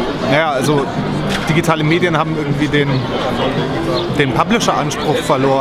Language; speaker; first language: German; native; German